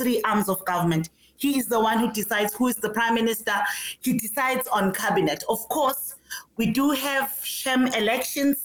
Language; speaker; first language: English; non-native, local second language; Swati